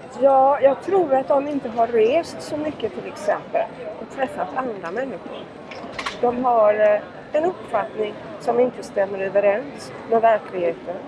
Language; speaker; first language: Swedish; native; Swedish